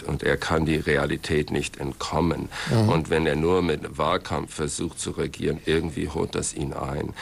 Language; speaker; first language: German; non-native, fluent; English